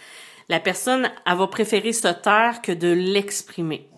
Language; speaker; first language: French; native; French